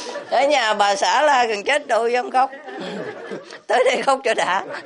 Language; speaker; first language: Vietnamese; native; Vietnamese